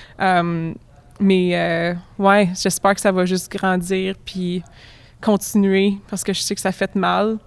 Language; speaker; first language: French; native; French